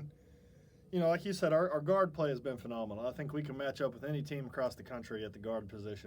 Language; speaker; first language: English; native; English